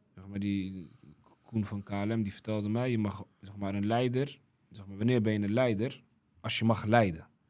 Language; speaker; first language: Dutch; early bilingual, other home language; Riffian